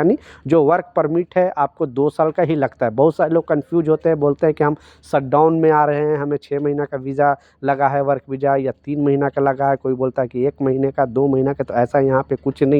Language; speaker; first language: Hindi; native; Hindi